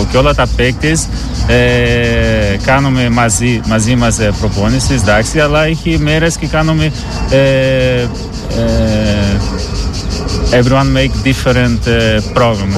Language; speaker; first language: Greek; non-native, learner; Portuguese